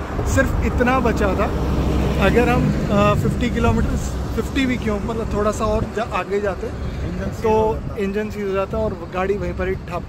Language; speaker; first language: Hindi; native; Hindi